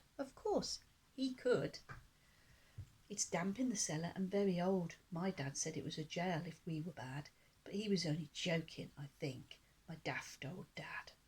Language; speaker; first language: English; native; English